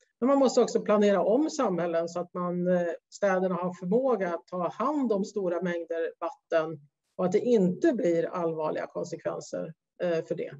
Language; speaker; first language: Swedish; native; Swedish